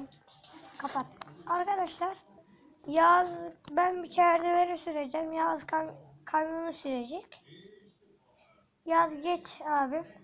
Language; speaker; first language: Turkish; native; Turkish